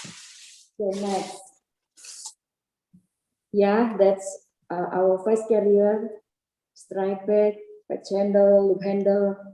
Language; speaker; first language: English; non-native, learner; Indonesian